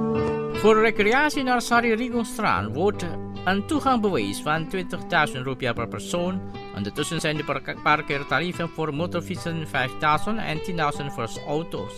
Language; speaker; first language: Dutch; non-native, fluent; Indonesian